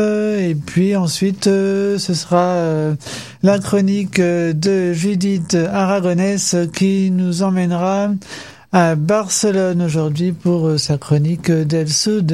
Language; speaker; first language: French; native; French